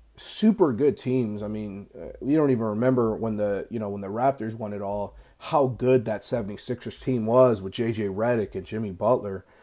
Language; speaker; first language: English; native; English